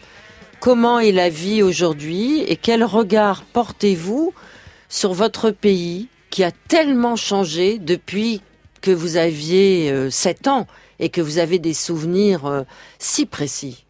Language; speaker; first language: French; native; French